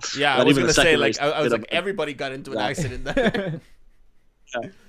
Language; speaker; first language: English; native; English